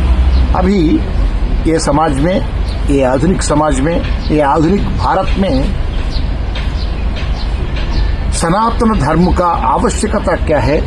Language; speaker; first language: Hindi; non-native, local second language; Telugu